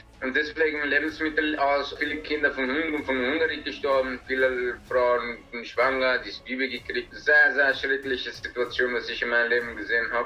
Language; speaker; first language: German; non-native, learner; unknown